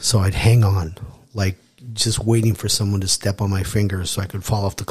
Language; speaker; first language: English; native; English